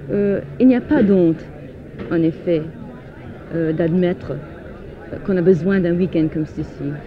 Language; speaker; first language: French; non-native, fluent; English